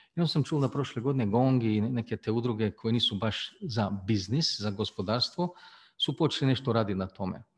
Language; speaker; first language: Bosnian; early bilingual, heritage; Croatian